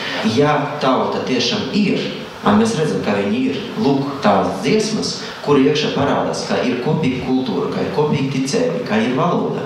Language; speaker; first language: Latvian; non-native, fluent; Russian